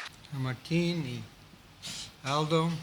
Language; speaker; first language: Spanish; non-native, fluent; English